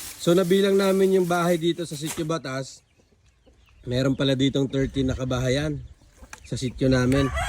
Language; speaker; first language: Filipino; non-native, local second language; Hiligaynon